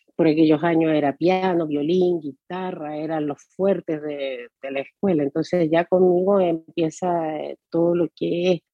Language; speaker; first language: Spanish; native; Spanish